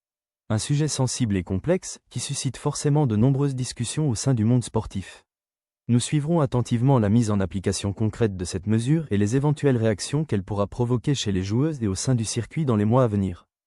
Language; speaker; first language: French; native; French